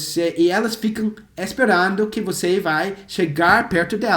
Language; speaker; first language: Portuguese; non-native, fluent; English